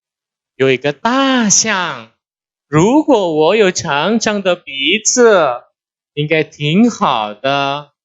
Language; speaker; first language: Chinese; non-native, fluent; Indonesian